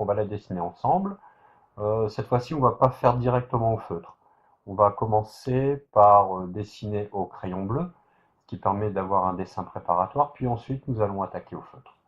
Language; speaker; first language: French; native; French